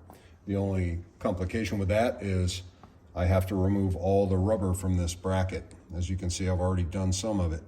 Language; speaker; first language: English; native; English